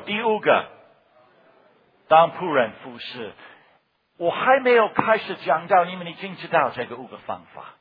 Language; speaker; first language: Chinese; non-native, fluent; English